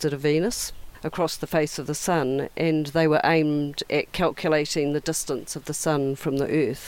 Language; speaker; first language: English; native; English